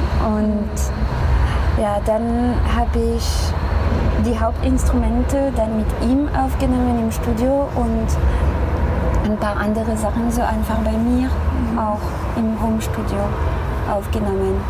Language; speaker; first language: German; non-native, fluent; French